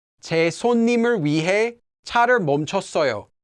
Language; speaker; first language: Korean; non-native, fluent; English